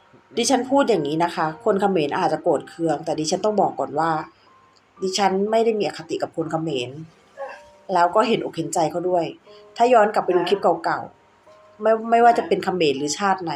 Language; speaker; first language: Thai; native; Thai